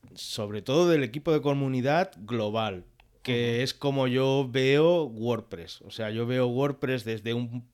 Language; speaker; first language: Spanish; non-native, local second language; Catalan